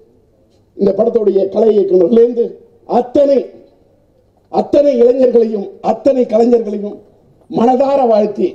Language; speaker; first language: Tamil; native; Tamil